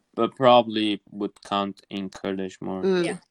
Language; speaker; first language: English; non-native, fluent; Kurdish